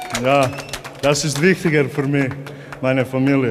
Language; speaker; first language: German; non-native, learner; Croatian